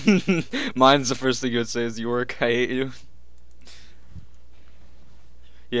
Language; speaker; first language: English; native; English